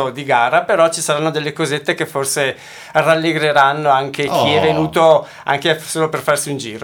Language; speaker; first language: Italian; native; Italian